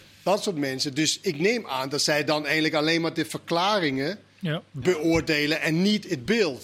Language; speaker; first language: Dutch; non-native, fluent; Danish